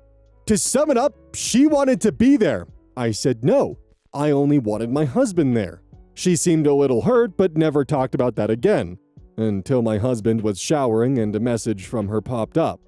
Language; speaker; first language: English; native; English